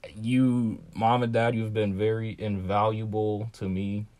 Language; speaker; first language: English; native; English